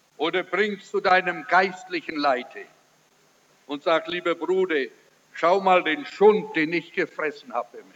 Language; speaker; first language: German; early bilingual, heritage; German